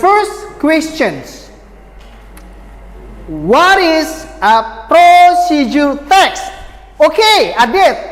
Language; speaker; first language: English; non-native, fluent; Indonesian